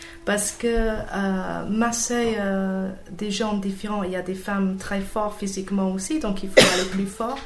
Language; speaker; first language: French; non-native, fluent; English